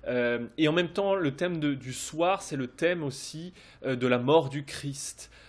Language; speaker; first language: French; native; French